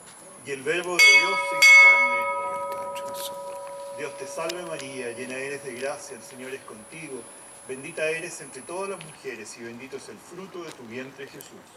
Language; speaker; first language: Spanish; native; Spanish